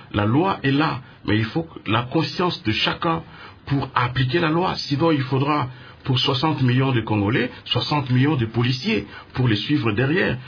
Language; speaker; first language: French; non-native, local second language; Lingala